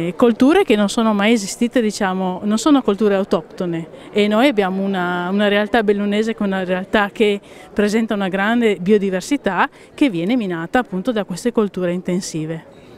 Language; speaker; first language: Italian; native; Italian